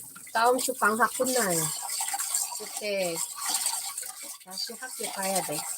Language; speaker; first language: Korean; non-native, fluent; Filipino